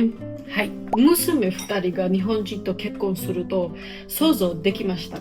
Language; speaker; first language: Japanese; non-native, fluent; Georgian